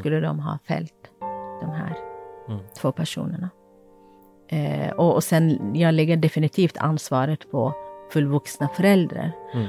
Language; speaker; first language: Swedish; non-native, fluent; Kurdish